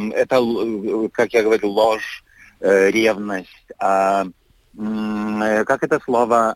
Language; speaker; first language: Russian; non-native, fluent; Lithuanian